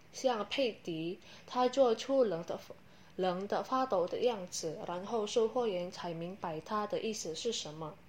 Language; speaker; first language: Chinese; non-native, learner; Indonesian